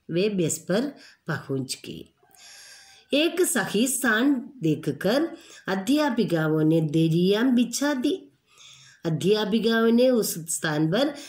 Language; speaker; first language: Hindi; non-native, local second language; Malayalam